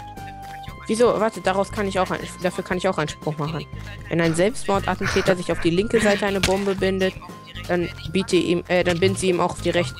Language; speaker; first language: German; native; German